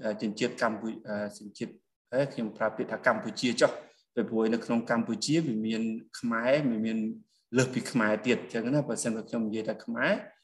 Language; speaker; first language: Khmer; native; Khmer